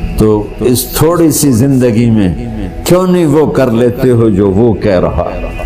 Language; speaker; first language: Urdu; non-native, local second language; Punjabi